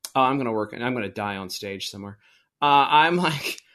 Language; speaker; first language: English; native; English